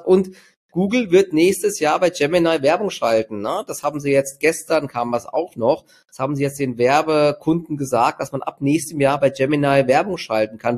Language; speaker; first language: German; native; German